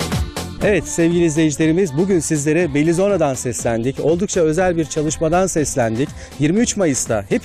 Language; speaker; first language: Turkish; native; Turkish